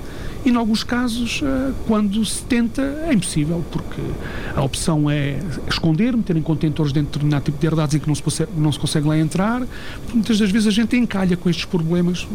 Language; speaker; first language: Portuguese; native; Portuguese